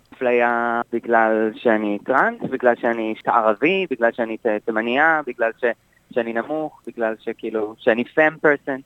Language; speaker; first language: Hebrew; native; Hebrew